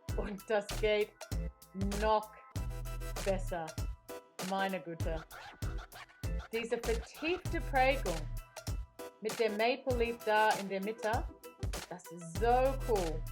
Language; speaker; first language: German; non-native, learner; English